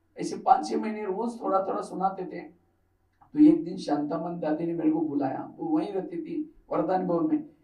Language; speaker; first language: Hindi; non-native, local second language; Marathi